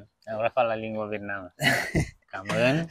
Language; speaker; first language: Portuguese; non-native, learner; Vietnamese